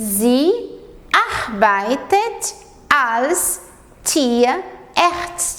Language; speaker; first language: German; non-native, fluent; Portuguese